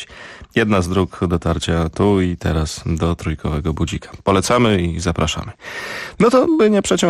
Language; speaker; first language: Polish; native; Polish